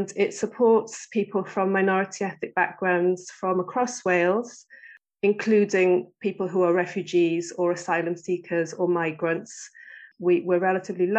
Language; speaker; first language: English; native; English